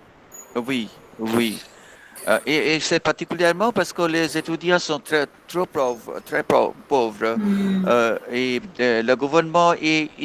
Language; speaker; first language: French; non-native, fluent; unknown